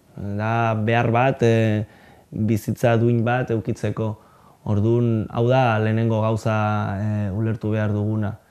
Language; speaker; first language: Basque; non-native, fluent; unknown